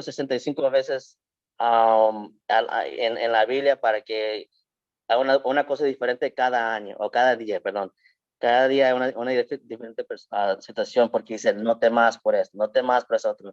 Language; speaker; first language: Spanish; early bilingual, heritage; Spanish